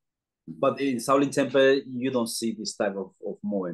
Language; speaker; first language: English; non-native, learner; Spanish